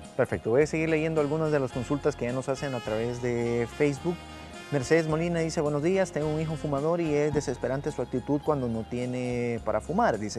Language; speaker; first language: Spanish; native; Spanish